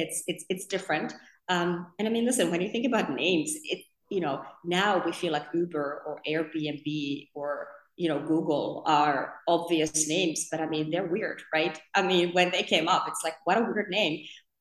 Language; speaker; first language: English; non-native, fluent; Finnish